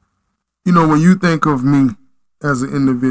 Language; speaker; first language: English; native; English